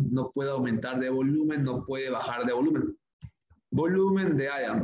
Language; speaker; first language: Spanish; native; Spanish